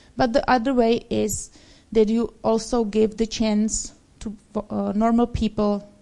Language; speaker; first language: English; non-native, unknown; Czech